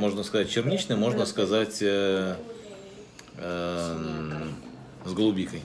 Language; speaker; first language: Russian; native; Russian